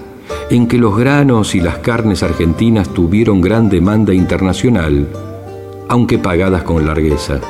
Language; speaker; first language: Spanish; native; Spanish